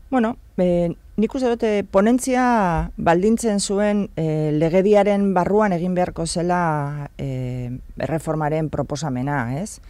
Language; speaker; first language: Basque; non-native, local second language; Spanish